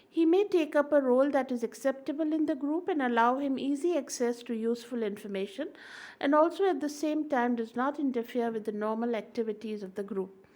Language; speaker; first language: English; non-native, local second language; Hindi